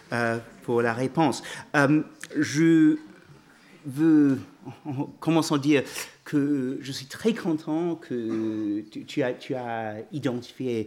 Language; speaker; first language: French; non-native, fluent; English